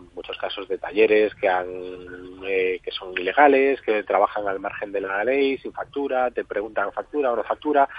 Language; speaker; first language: Spanish; native; Spanish